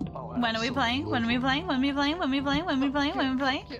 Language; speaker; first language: English; native; English